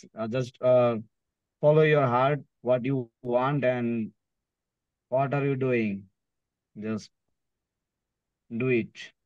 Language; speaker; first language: English; non-native, learner; Bangla